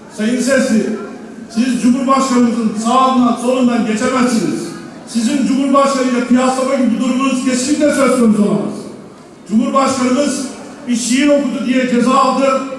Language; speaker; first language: Turkish; native; Turkish